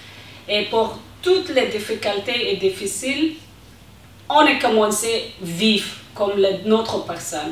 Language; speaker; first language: French; non-native, learner; Persian